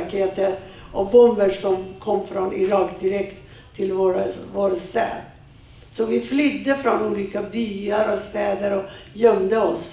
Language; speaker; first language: Swedish; non-native, fluent; Persian